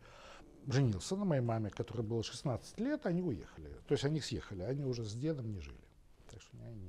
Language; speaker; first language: Russian; native; Russian